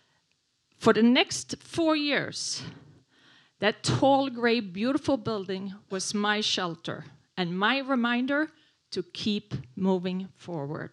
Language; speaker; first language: English; non-native, fluent; Swedish